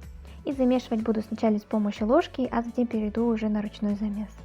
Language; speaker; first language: Russian; native; Russian